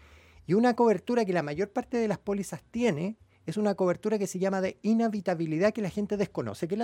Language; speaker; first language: Spanish; native; Spanish